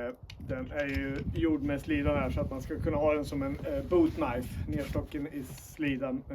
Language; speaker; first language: Swedish; native; Swedish